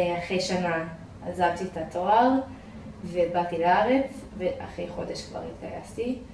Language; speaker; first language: Hebrew; non-native, fluent; English